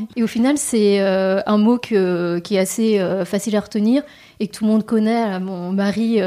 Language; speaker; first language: French; native; French